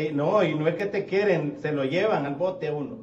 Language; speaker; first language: Spanish; native; Spanish